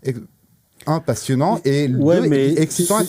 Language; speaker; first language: French; native; French